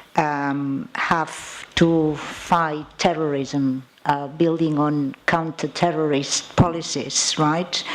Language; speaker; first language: English; non-native, fluent; Catalan